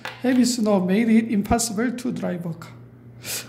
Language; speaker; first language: English; non-native, fluent; Korean